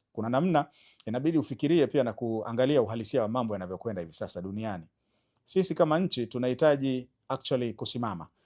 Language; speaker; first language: Swahili; native; Swahili